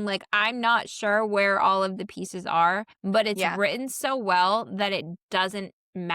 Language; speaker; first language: English; native; English